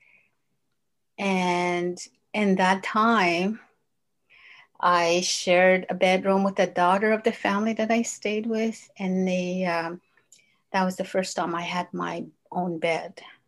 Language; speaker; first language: English; non-native, fluent; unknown